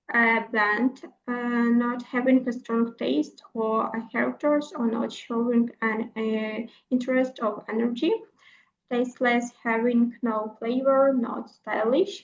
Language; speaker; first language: English; non-native, learner; Ukrainian